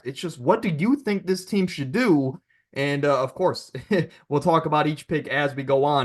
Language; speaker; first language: English; native; English